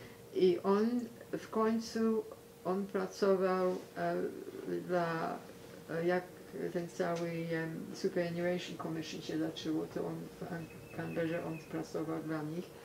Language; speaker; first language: Polish; early bilingual, heritage; Polish